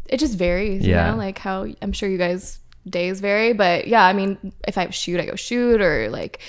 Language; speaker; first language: English; early bilingual, other home language; French